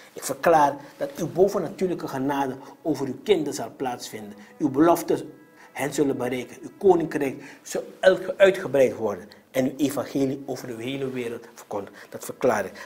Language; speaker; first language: Dutch; non-native, local second language; Sranan Tongo